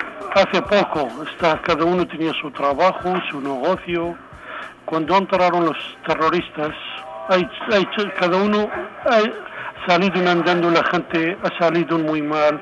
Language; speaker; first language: Spanish; non-native, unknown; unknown